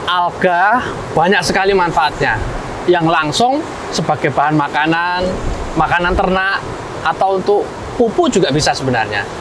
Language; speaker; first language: Indonesian; native; Indonesian